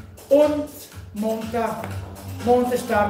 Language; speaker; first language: German; non-native, learner; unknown